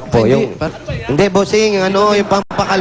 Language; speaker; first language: Filipino; native; Filipino